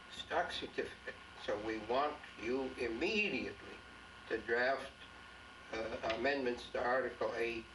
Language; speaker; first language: English; native; English